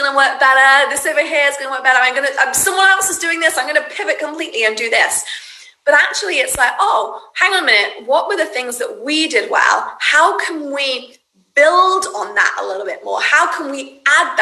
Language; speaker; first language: English; native; English